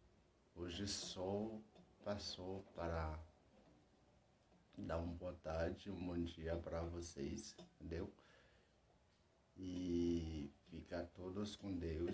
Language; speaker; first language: Portuguese; non-native, learner; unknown